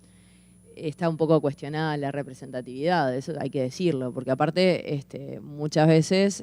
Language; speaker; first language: Spanish; native; Spanish